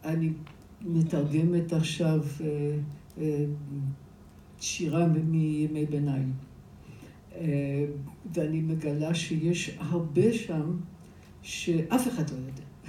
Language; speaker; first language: Hebrew; non-native, fluent; English